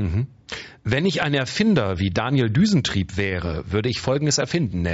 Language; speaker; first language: German; native; German